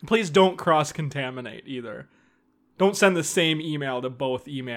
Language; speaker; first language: English; native; English